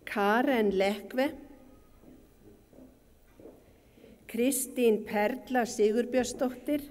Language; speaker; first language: Icelandic; native; Icelandic